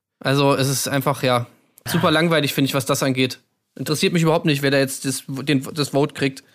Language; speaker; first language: German; native; German